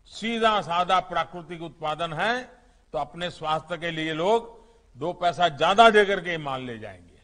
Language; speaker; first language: Hindi; non-native, local second language; Gujarati